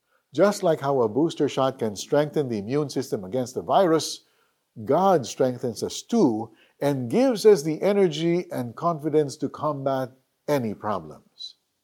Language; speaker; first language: English; non-native, local second language; Filipino